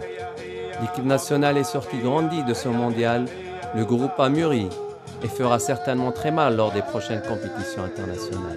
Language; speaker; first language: French; non-native, local second language; Arabic